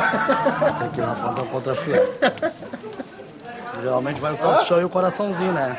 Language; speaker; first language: Portuguese; native; Portuguese